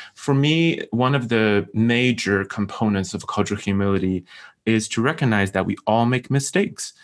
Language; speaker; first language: English; non-native, fluent; Chinese